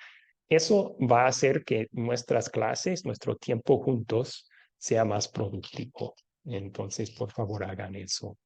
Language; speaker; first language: Spanish; non-native, fluent; English